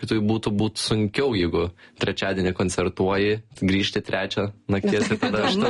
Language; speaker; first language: Lithuanian; native; Lithuanian